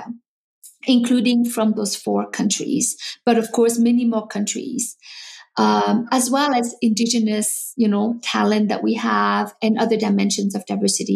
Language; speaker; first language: English; non-native, fluent; French